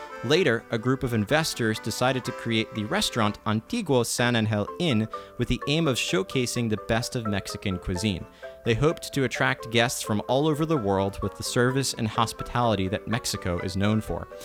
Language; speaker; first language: English; native; English